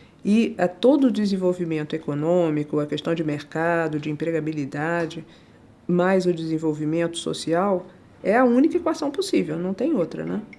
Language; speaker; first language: Portuguese; native; Portuguese